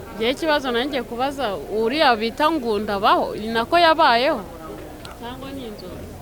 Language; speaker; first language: Kinyarwanda; native; Kinyarwanda